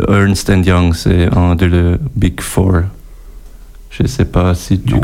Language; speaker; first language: French; non-native, local second language; German